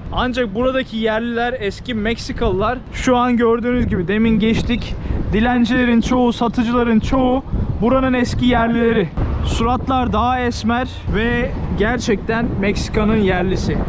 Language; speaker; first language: Turkish; native; Turkish